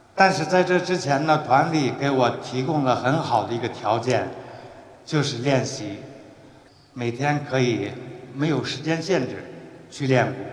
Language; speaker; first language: Chinese; native; Chinese